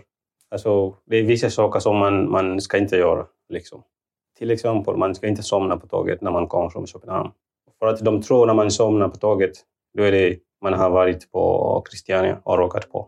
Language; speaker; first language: Swedish; non-native, fluent; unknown